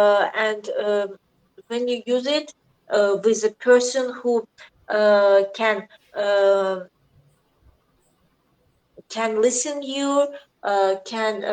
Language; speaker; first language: English; non-native, learner; Azerbaijani